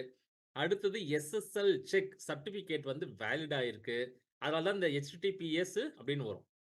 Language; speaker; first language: Tamil; native; Tamil